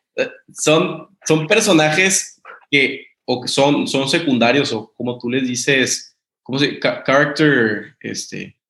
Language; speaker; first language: Spanish; native; Spanish